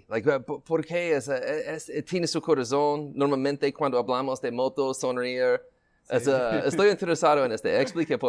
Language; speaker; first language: Spanish; non-native, learner; English